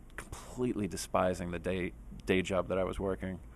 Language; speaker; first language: English; native; English